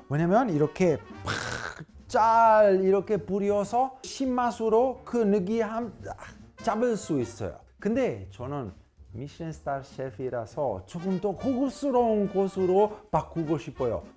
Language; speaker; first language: Korean; non-native, fluent; Italian